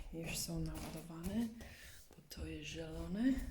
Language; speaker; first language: Polish; non-native, learner; English